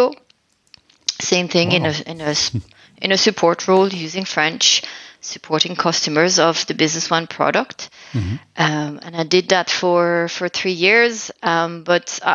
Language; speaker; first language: English; non-native, fluent; French